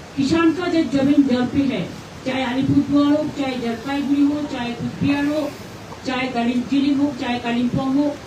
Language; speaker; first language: Hindi; non-native, local second language; Bangla